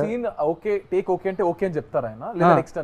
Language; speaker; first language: Telugu; native; Telugu